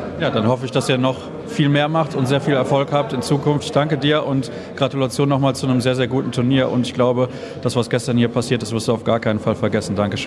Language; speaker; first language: German; native; German